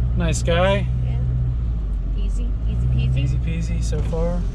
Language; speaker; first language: English; native; English